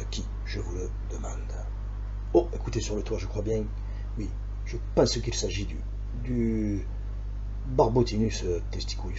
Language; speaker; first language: French; native; French